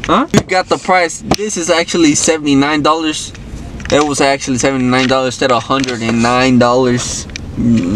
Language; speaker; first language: English; early bilingual, other home language; Spanish